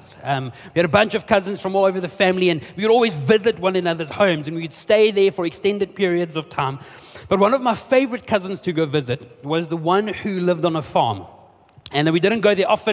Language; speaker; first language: English; non-native, local second language; Afrikaans